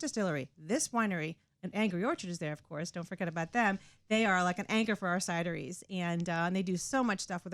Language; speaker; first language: English; native; English